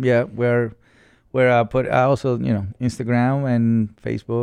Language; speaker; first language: English; non-native, fluent; Spanish